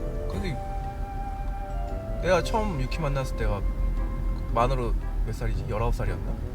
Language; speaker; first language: Korean; native; Korean